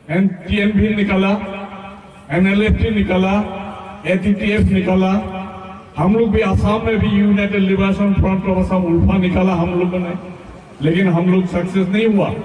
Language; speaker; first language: Hindi; non-native, local second language; Assamese